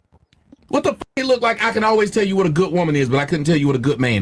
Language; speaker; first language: English; native; English